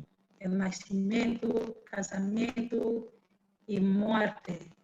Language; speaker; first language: Spanish; non-native, fluent; Portuguese